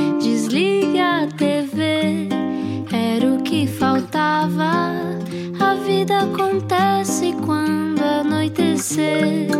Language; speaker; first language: Portuguese; native; Portuguese